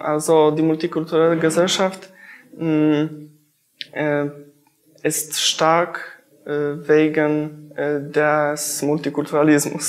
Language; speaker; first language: German; non-native, fluent; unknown